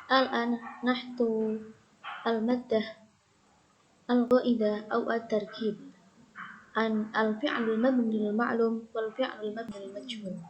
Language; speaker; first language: Arabic; non-native, fluent; Indonesian